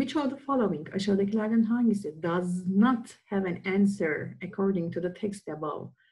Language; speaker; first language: English; non-native, fluent; Turkish